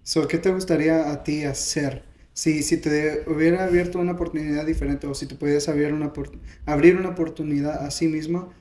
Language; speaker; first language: Spanish; early bilingual, heritage; Spanish